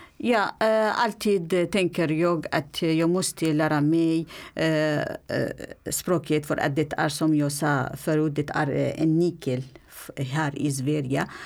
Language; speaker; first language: Swedish; non-native, learner; Arabic